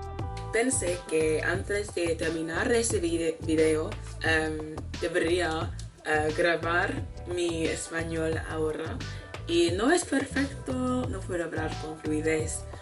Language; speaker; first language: Spanish; non-native, learner; English